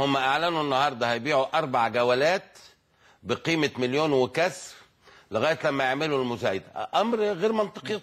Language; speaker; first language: Arabic; native; Arabic